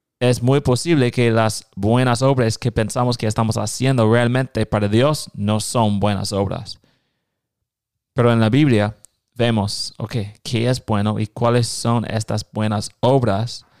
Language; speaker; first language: Spanish; non-native, fluent; English